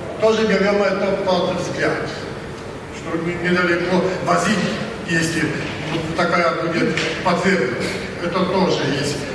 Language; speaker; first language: Russian; non-native, learner; Polish